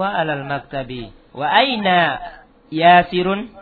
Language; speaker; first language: Arabic; non-native, fluent; Indonesian